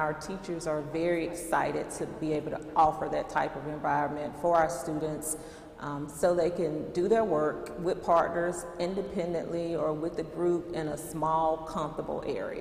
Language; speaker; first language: English; native; English